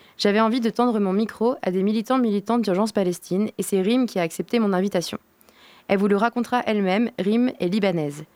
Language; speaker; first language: French; native; French